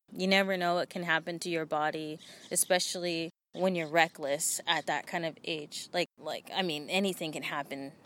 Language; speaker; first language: English; native; English